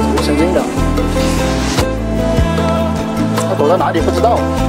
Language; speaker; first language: Chinese; native; Chinese